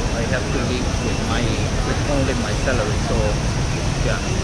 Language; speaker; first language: English; non-native, fluent; Italian